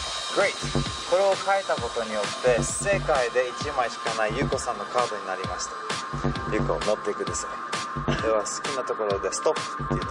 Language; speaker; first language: Japanese; early bilingual, heritage; English